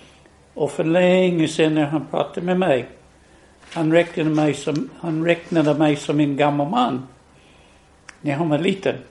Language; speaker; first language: Swedish; non-native, fluent; English